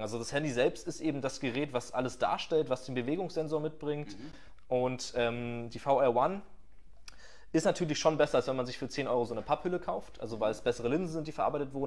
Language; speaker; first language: German; native; German